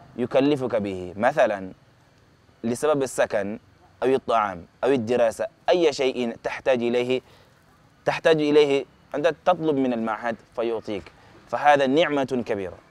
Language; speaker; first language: Arabic; non-native, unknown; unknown